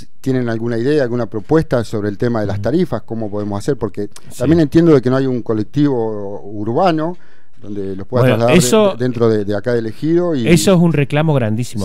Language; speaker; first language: Spanish; native; Spanish